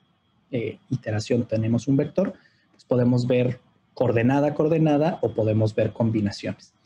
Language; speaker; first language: Spanish; native; Spanish